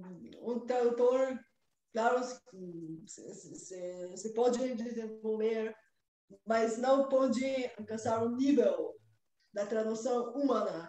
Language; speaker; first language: Portuguese; non-native, fluent; Bulgarian